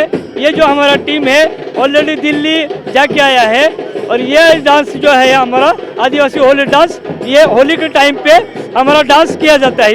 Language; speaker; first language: Hindi; non-native, local second language; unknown